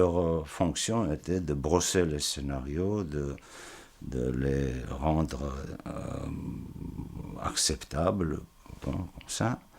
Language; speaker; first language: French; non-native, fluent; Georgian